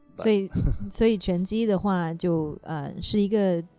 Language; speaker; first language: Chinese; native; Chinese